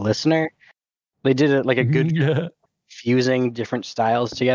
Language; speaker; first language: English; native; English